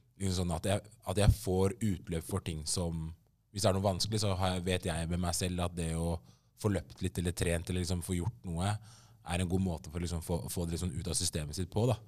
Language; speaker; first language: Norwegian; early bilingual, other home language; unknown